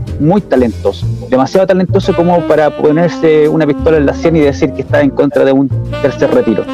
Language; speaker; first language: Spanish; native; Spanish